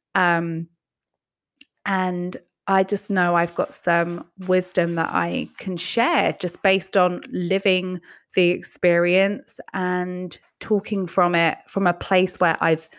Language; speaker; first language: English; native; English